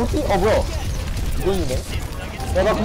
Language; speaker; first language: Korean; native; Korean